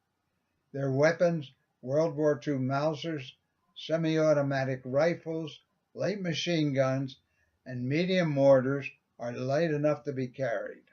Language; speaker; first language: English; native; English